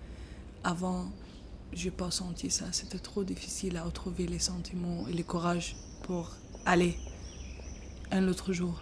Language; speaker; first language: French; non-native, learner; Arabic